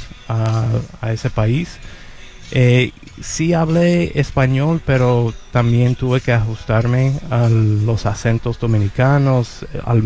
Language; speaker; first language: Spanish; non-native, fluent; English